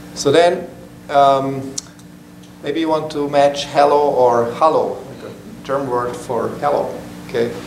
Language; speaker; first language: English; non-native, fluent; German